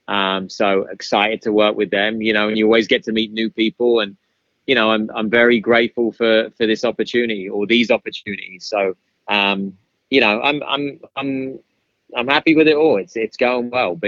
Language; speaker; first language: English; native; English